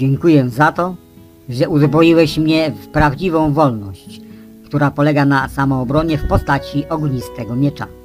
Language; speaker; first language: Polish; native; Polish